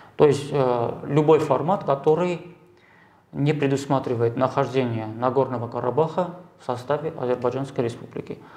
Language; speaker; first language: Russian; non-native, local second language; Armenian